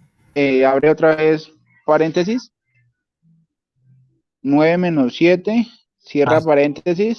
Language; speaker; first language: Spanish; native; Spanish